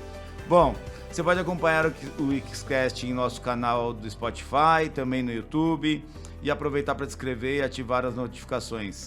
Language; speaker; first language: Portuguese; native; Portuguese